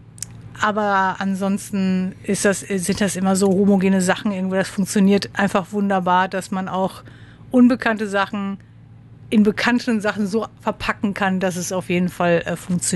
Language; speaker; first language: German; native; German